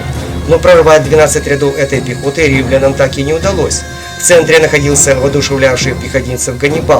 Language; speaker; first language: Russian; native; Russian